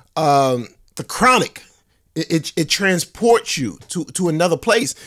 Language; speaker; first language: English; native; English